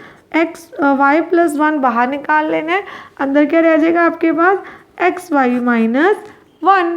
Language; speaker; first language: Hindi; native; Hindi